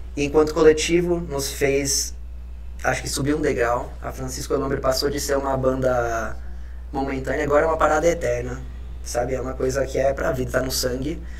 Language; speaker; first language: Portuguese; early bilingual, other home language; Spanish